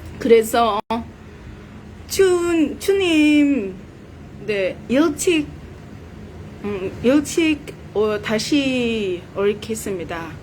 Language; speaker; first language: Korean; non-native, learner; Vietnamese